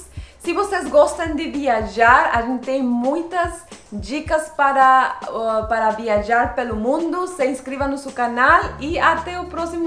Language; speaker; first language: Portuguese; non-native, fluent; Spanish